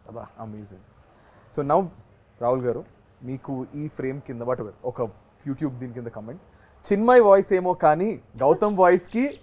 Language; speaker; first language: Telugu; native; Telugu